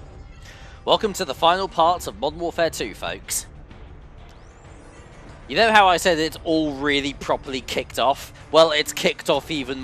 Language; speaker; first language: English; native; English